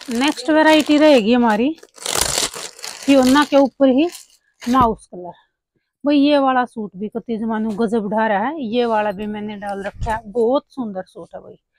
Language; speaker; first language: Hindi; native; Hindi